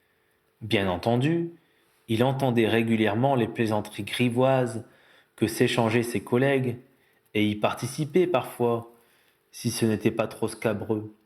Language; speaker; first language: French; native; French